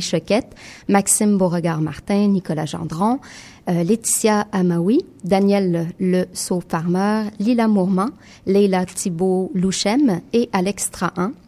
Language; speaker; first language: French; native; French